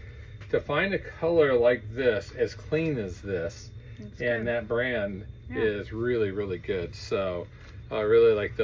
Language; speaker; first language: English; native; English